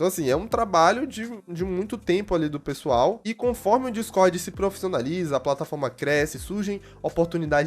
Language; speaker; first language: Portuguese; native; Portuguese